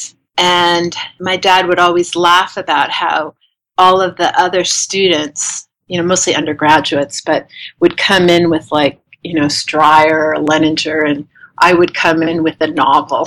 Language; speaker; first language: English; native; English